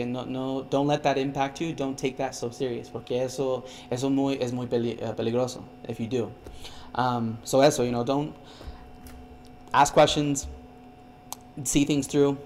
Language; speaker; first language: English; early bilingual, other home language; Spanish